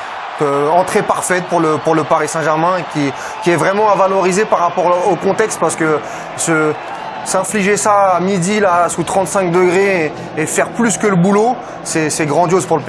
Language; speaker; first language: French; native; French